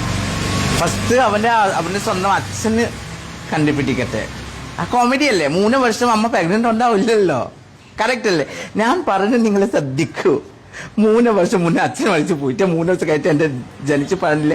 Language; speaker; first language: Malayalam; non-native, fluent; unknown